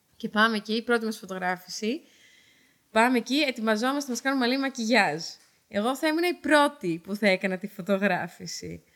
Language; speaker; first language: Greek; early bilingual, heritage; Dutch